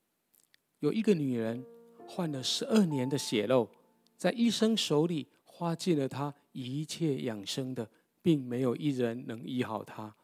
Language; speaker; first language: Chinese; native; Chinese